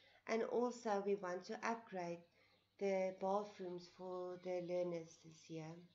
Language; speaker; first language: English; non-native, local second language; Afrikaans